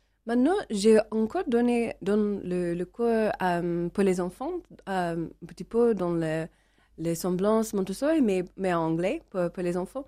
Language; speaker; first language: French; non-native, learner; English